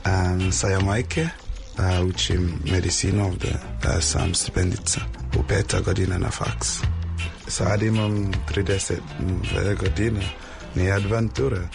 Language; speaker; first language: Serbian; non-native, learner; English